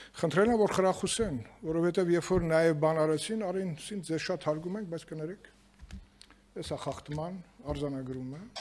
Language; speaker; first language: Armenian; native; Armenian